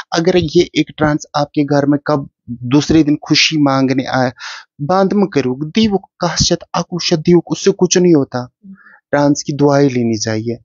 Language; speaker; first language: Hindi; non-native, local second language; Kashmiri